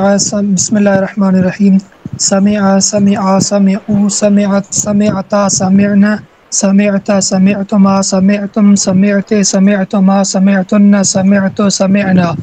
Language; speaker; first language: Arabic; non-native, learner; Urdu